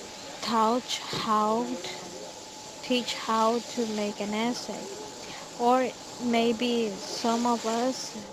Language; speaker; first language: English; non-native, fluent; Spanish